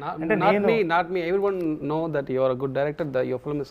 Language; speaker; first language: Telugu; non-native, learner; Tamil